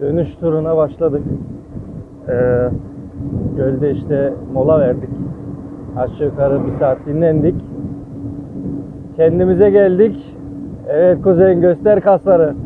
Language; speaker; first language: Turkish; early bilingual, heritage; Turkish